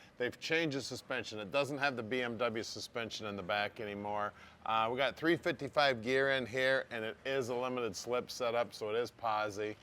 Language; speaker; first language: English; native; English